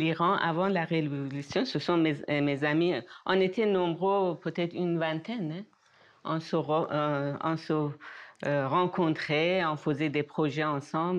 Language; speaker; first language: French; non-native, fluent; Persian